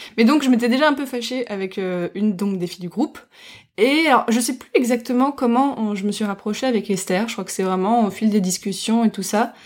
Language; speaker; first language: French; early bilingual, heritage; French